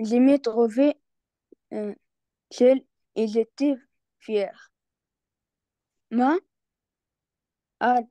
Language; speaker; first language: French; non-native, learner; Arabic